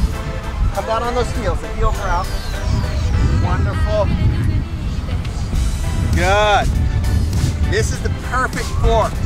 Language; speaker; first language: English; non-native, fluent; Portuguese